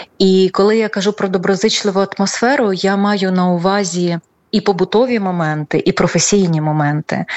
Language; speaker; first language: Ukrainian; native; Ukrainian